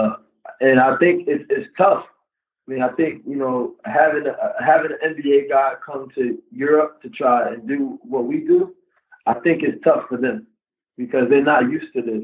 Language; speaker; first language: English; native; English